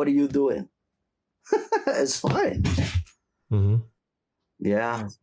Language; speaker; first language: English; non-native, learner; Spanish